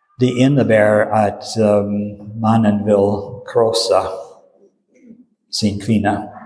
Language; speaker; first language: Swedish; non-native, fluent; English